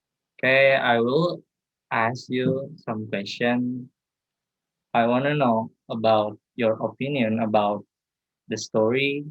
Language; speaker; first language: English; non-native, learner; Indonesian